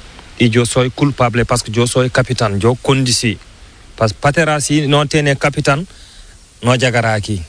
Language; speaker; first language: Spanish; non-native, learner; Fula